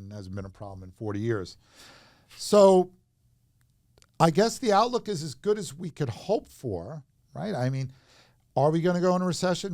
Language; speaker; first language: English; native; English